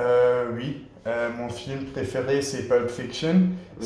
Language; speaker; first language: French; non-native, learner; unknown